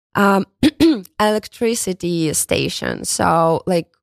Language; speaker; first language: English; non-native, fluent; Ukrainian